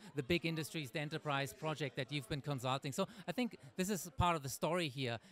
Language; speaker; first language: English; native; English